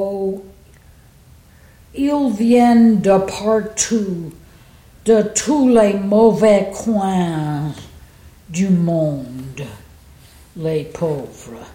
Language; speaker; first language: French; non-native, fluent; English